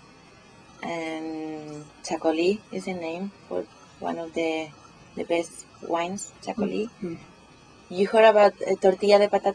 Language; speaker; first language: English; non-native, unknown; Spanish